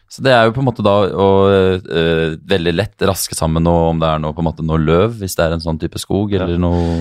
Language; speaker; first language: Norwegian; native; Norwegian